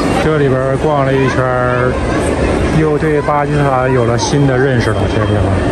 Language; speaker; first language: Chinese; native; Chinese